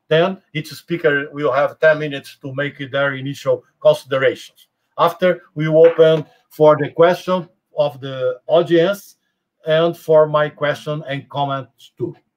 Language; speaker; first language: English; non-native, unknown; Portuguese